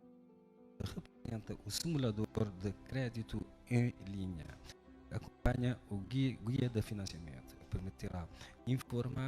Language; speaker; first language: Portuguese; non-native, fluent; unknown